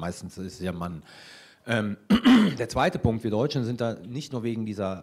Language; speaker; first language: German; native; German